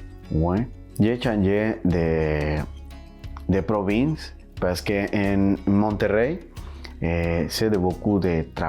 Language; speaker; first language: French; non-native, learner; Spanish